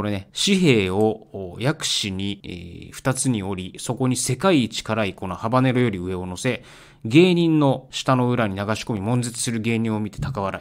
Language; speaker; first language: Japanese; native; Japanese